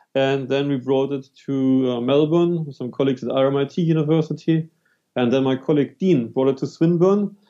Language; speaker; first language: English; non-native, fluent; German